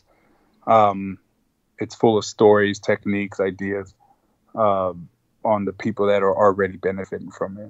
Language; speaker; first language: English; non-native, fluent; Spanish